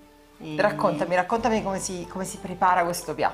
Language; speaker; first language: Italian; native; Italian